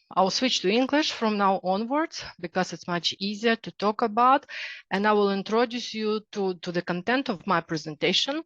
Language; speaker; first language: English; non-native, fluent; Ukrainian